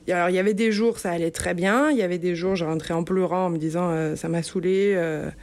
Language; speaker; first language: French; native; French